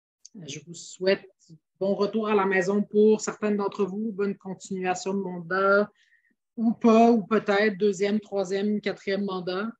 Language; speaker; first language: French; native; French